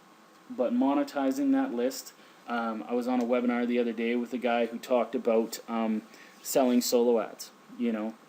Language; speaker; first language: English; native; English